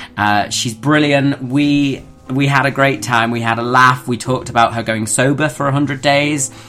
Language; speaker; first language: English; native; English